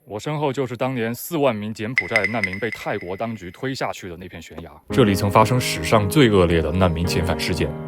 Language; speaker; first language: Chinese; native; Chinese